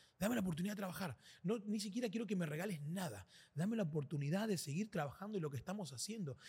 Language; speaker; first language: Spanish; native; Spanish